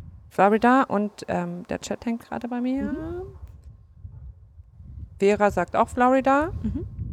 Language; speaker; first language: German; native; German